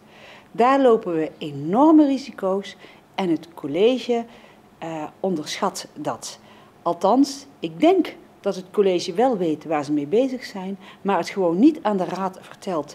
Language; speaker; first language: Dutch; native; Dutch